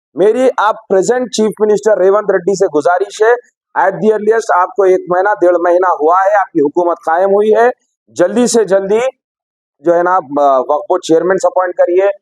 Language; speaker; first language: Hindi; non-native, local second language; Urdu